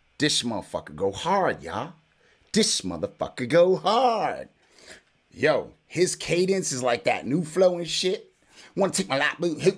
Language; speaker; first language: English; native; English